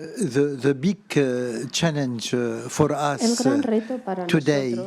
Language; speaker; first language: English; non-native, fluent; Arabic